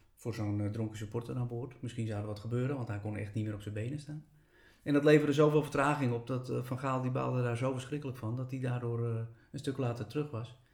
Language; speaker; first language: Dutch; native; Dutch